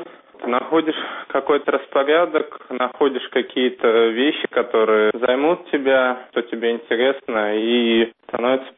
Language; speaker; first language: Russian; native; Russian